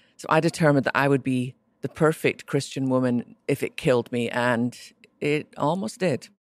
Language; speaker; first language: English; native; English